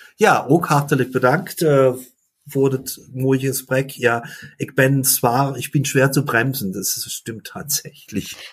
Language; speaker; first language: German; early bilingual, other home language; Dutch